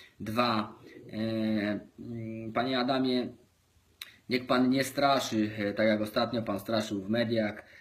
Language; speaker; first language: Polish; native; Polish